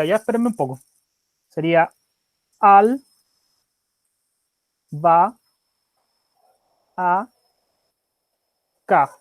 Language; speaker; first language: Spanish; native; Spanish